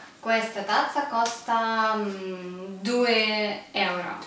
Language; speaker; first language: Italian; non-native, learner; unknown